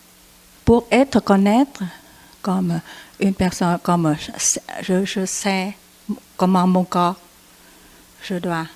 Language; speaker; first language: French; non-native, learner; Vietnamese